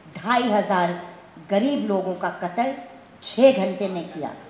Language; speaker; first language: Hindi; non-native, local second language; Gujarati